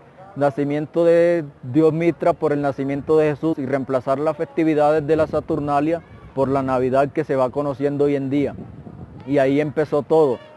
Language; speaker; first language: Spanish; native; Spanish